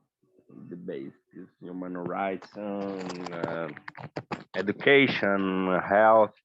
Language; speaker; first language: English; non-native, learner; Portuguese